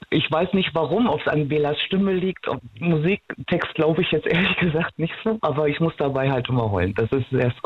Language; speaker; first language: German; native; German